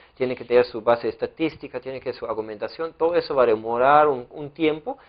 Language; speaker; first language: Spanish; non-native, fluent; German